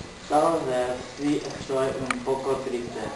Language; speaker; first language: Spanish; non-native, learner; English